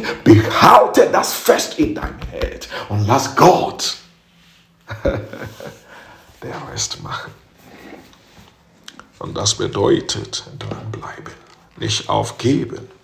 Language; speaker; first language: German; non-native, fluent; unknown